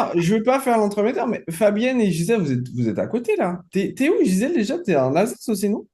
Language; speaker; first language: French; native; French